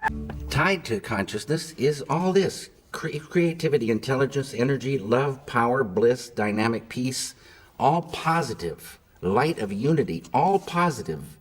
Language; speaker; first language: English; native; English